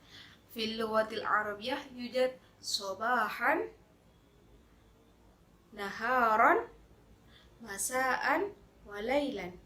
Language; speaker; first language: Arabic; non-native, fluent; Malay